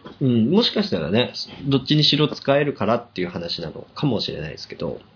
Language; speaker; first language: Japanese; native; Japanese